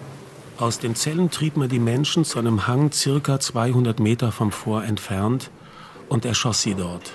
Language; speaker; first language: German; native; German